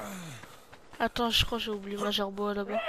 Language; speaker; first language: French; native; French